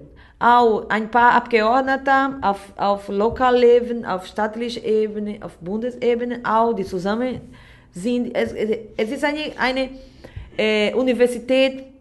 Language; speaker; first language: German; non-native, learner; Portuguese